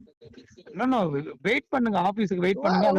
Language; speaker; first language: Tamil; native; Tamil